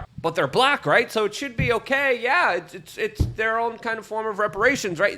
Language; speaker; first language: English; native; English